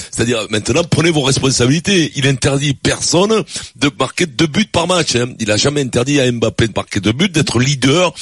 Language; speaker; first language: French; native; French